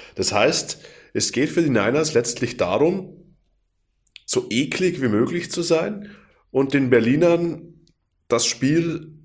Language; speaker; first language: German; native; German